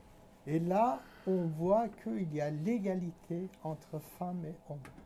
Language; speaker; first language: French; non-native, fluent; Persian